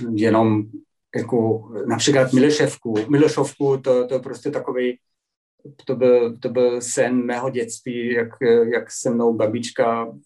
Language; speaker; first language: Czech; non-native, fluent; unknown